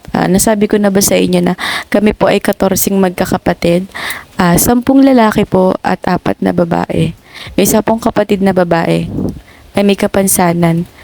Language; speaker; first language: Filipino; non-native, local second language; Bikol